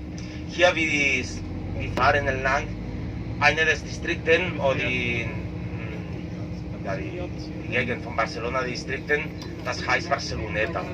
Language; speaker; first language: German; non-native, learner; Catalan